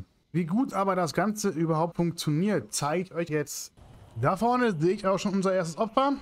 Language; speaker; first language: German; native; German